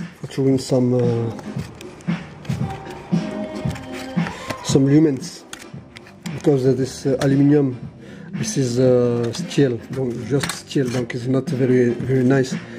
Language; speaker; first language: English; non-native, learner; French